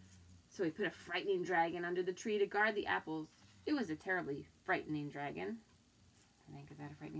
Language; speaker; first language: English; native; English